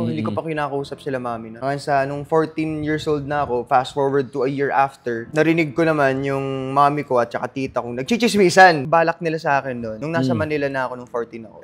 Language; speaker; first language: Filipino; early bilingual, heritage; Filipino